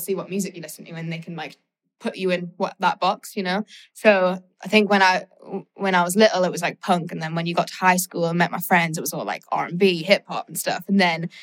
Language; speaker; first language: English; native; English